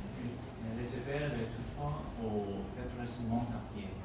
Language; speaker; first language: French; non-native, learner; Khmer